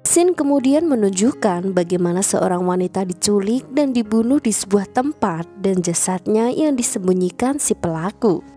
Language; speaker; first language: Indonesian; native; Indonesian